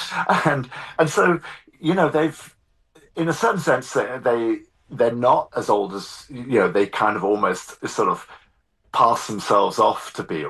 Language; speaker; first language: English; native; English